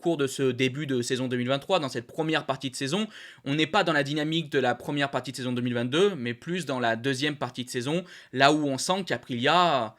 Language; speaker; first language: French; native; French